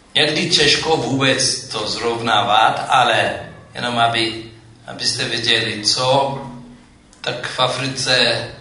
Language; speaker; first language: Czech; non-native, fluent; Amharic